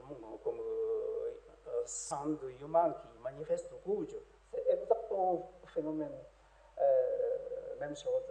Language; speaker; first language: French; non-native, learner; Japanese